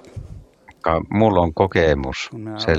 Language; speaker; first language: Finnish; non-native, learner; Estonian